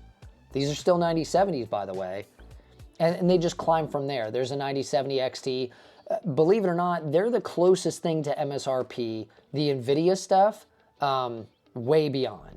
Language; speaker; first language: English; native; English